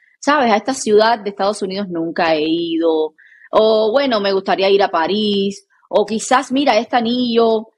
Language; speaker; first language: Spanish; native; Spanish